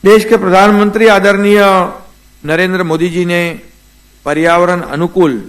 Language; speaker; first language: Hindi; non-native, local second language; Marathi